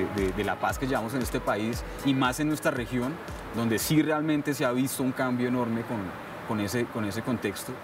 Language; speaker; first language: Spanish; native; Spanish